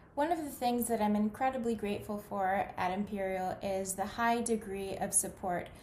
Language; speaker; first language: English; native; English